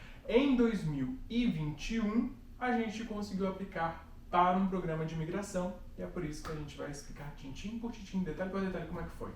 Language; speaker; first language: Portuguese; native; Portuguese